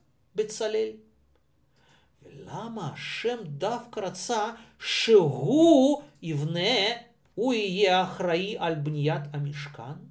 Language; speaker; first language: Hebrew; non-native, fluent; Russian